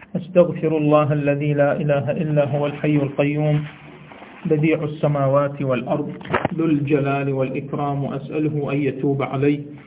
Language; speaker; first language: Arabic; native; Arabic